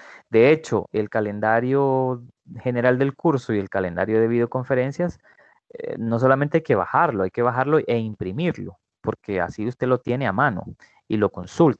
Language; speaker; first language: Spanish; native; Spanish